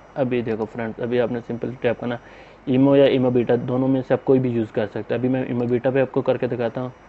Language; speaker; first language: Urdu; non-native, local second language; Punjabi